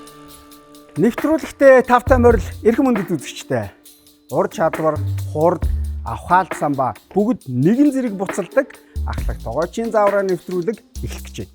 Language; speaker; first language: Mongolian; native; Mongolian